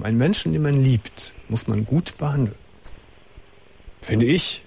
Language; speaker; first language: German; native; German